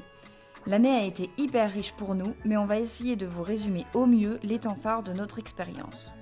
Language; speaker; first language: French; native; French